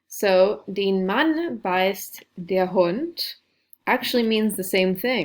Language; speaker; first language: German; non-native, fluent; English